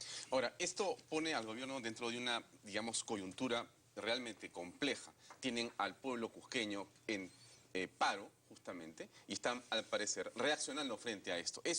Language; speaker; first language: Spanish; native; Spanish